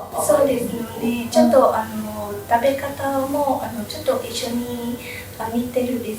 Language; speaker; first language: Japanese; non-native, learner; Vietnamese